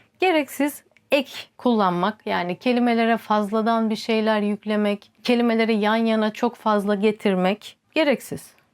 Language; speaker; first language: Turkish; native; Turkish